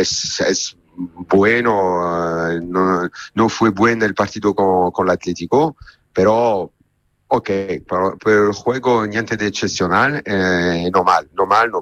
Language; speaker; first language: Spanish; non-native, learner; Italian